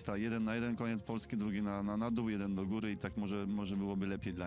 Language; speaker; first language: Polish; native; Polish